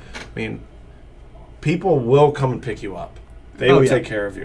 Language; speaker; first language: English; native; English